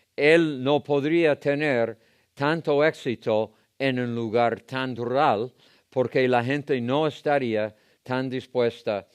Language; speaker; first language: Spanish; non-native, fluent; English